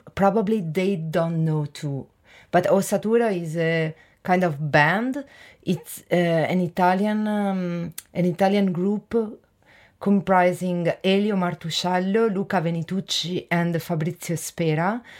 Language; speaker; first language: English; non-native, fluent; Italian